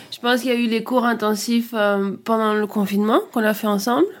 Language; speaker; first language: French; native; French